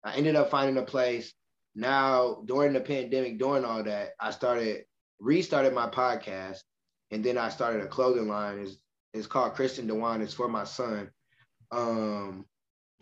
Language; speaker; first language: English; native; English